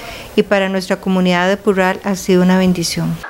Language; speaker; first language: Spanish; native; Spanish